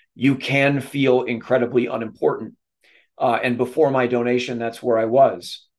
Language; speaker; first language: English; native; English